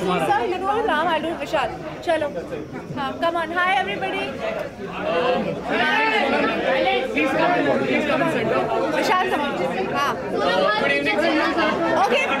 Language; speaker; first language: English; non-native, local second language; Hindi